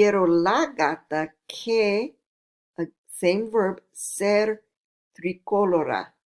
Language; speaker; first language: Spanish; non-native, fluent; English